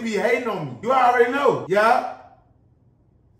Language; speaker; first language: English; native; English